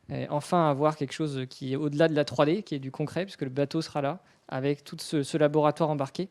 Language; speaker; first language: French; native; French